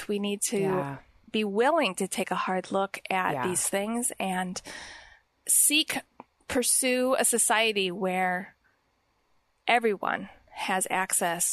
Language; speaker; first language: English; native; English